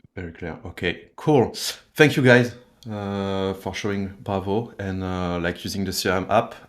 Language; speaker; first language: English; non-native, fluent; French